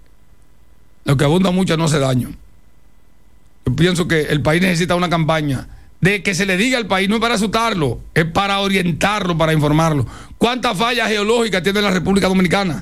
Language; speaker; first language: Spanish; native; Spanish